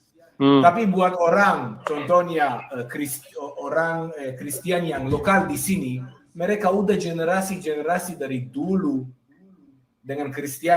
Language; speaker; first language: Indonesian; non-native, fluent; Hebrew